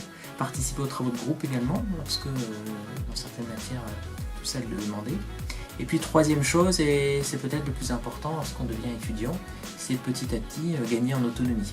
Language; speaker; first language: French; native; French